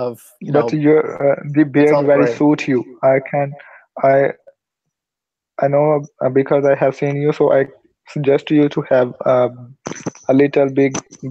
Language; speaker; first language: English; non-native, learner; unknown